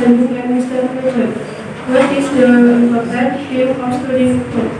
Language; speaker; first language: English; non-native, learner; Indonesian